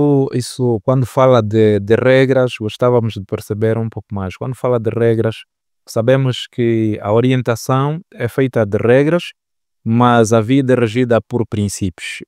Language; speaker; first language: Portuguese; native; Portuguese